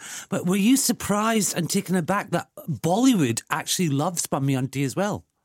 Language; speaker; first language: English; early bilingual, other home language; Punjabi